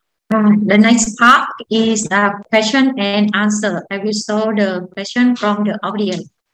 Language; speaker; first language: English; non-native, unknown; Vietnamese